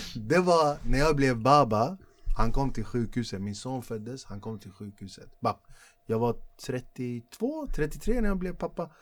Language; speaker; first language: Swedish; early bilingual, other home language; Kurdish